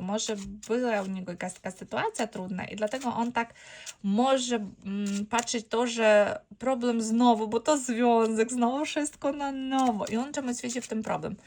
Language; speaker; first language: Polish; non-native, fluent; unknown